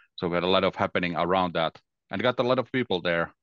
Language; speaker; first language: English; non-native, fluent; Finnish